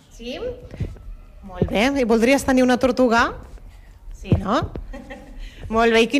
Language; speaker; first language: Catalan; native; Catalan